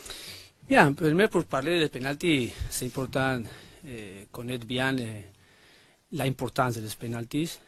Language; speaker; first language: French; non-native, learner; Spanish